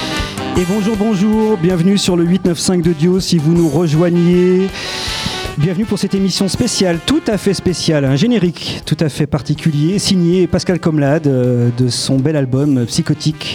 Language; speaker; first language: French; native; French